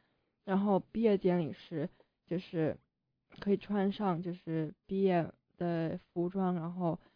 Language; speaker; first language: Chinese; early bilingual, heritage; Chinese